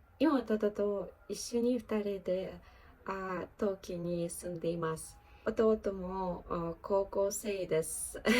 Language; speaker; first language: Japanese; non-native, learner; Ukrainian